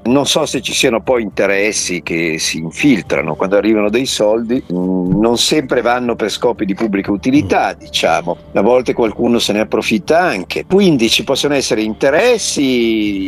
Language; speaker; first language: Italian; native; Italian